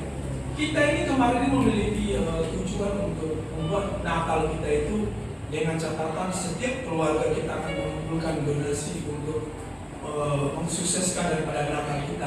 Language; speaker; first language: Indonesian; native; Indonesian